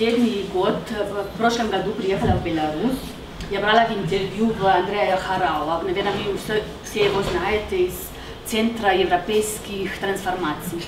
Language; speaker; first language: Russian; non-native, fluent; Slovenian